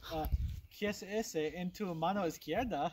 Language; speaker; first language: Spanish; non-native, learner; English